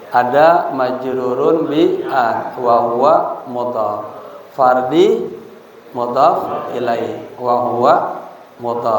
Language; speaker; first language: Arabic; non-native, fluent; Indonesian